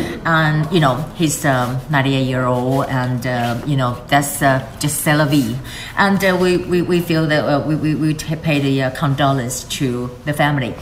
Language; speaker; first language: English; non-native, fluent; Chinese